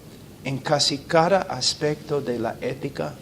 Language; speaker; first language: Spanish; non-native, fluent; English